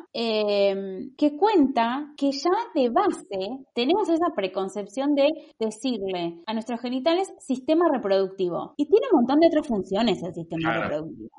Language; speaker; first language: Spanish; native; Spanish